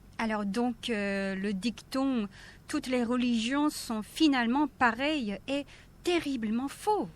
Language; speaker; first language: French; non-native, fluent; Korean